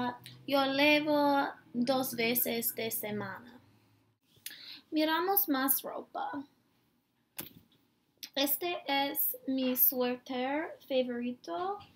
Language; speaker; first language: Spanish; non-native, learner; English